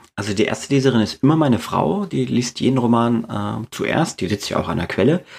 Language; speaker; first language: German; native; German